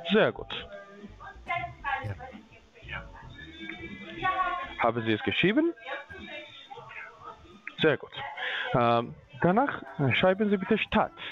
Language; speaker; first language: German; non-native, learner; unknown